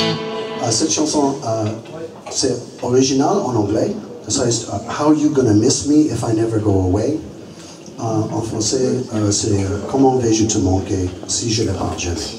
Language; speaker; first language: French; non-native, learner; English